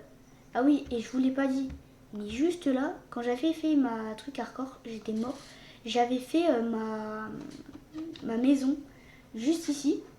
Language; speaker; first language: French; native; French